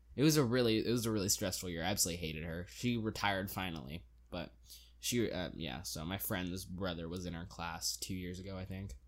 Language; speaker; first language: English; early bilingual, other home language; Hindi